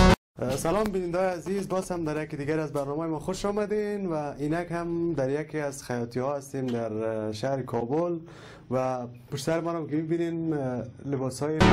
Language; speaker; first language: Persian; native; Persian